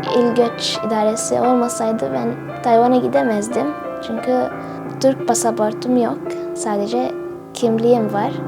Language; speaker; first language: Turkish; early bilingual, other home language; Arabic